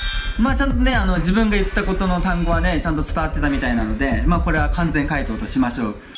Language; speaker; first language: Japanese; native; Japanese